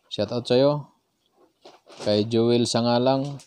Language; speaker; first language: Filipino; non-native, local second language; Cebuano